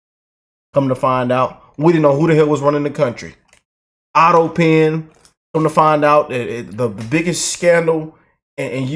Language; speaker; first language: English; native; English